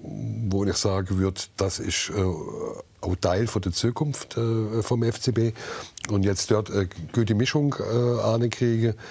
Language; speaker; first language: German; native; German